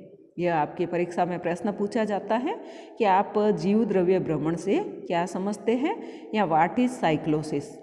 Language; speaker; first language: Hindi; native; Hindi